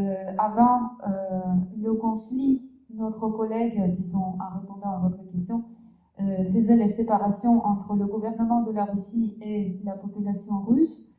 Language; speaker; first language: French; non-native, fluent; Russian